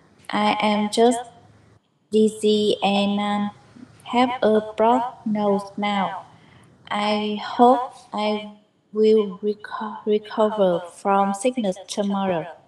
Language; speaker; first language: English; non-native, learner; Vietnamese